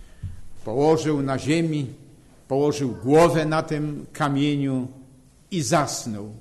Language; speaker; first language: Polish; native; Polish